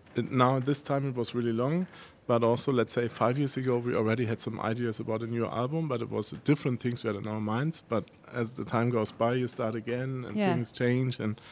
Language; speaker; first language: English; non-native, fluent; Spanish